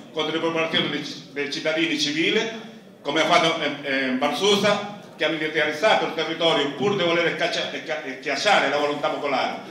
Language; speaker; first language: Italian; non-native, fluent; Spanish